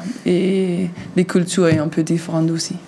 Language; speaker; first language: French; non-native, learner; Danish